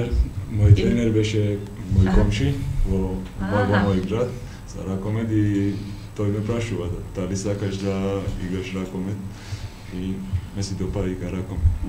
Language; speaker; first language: Macedonian; non-native, learner; Georgian